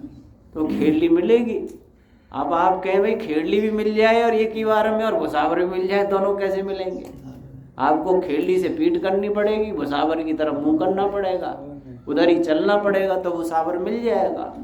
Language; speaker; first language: Hindi; native; Hindi